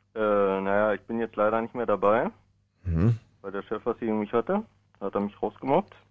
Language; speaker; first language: German; native; German